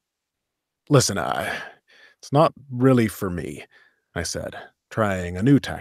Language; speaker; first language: English; native; English